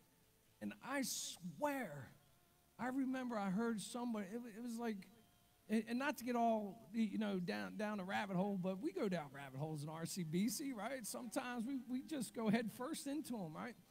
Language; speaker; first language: English; native; English